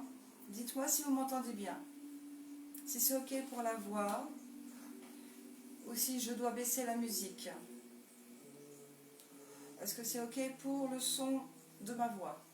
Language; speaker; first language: French; native; French